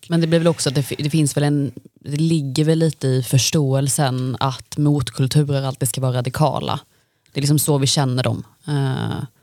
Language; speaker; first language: Swedish; native; Swedish